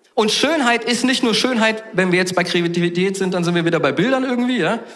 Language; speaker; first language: German; native; German